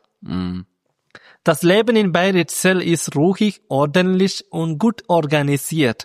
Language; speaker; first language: German; non-native, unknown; Malayalam